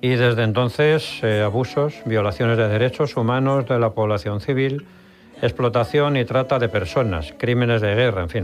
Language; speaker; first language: Spanish; native; Spanish